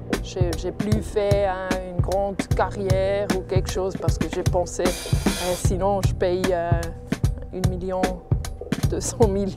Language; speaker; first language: French; non-native, local second language; German